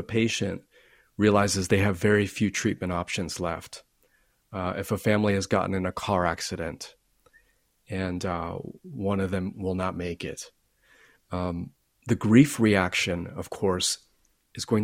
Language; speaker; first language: English; native; English